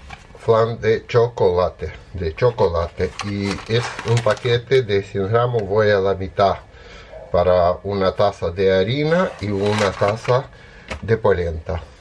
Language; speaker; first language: Spanish; non-native, fluent; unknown